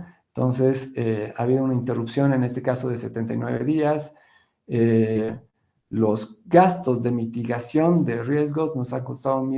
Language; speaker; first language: Spanish; native; Spanish